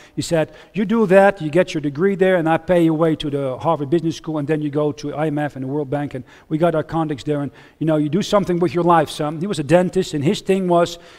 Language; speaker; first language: English; non-native, fluent; Dutch